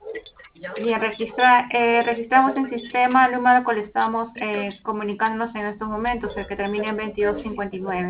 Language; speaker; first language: Spanish; native; Spanish